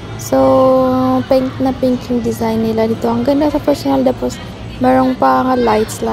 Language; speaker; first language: Filipino; native; Filipino